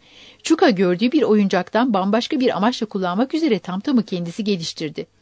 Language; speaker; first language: Turkish; native; Turkish